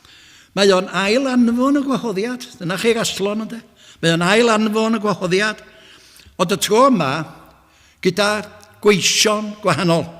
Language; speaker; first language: Welsh; native; Welsh